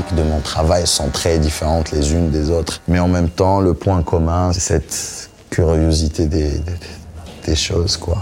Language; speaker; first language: French; non-native, local second language; Arabic